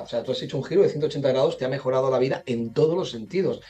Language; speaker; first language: Spanish; native; Spanish